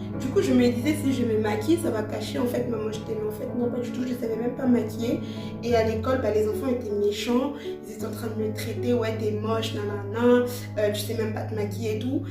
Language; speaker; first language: French; early bilingual, other home language; Lingala